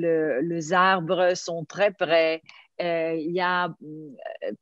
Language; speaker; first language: French; non-native, fluent; Italian